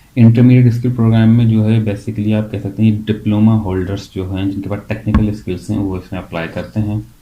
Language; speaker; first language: Hindi; native; Hindi